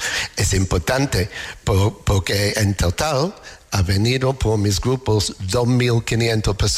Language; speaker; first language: Spanish; non-native, learner; English